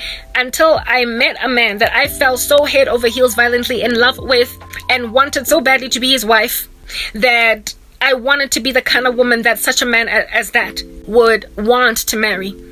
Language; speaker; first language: English; non-native, local second language; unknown